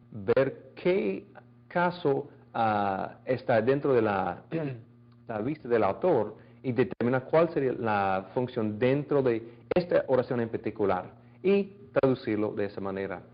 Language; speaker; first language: Spanish; non-native, fluent; English